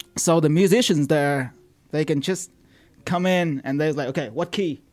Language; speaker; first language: English; non-native, fluent; Vietnamese